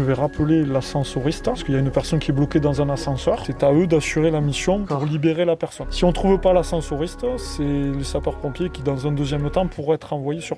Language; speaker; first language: French; native; French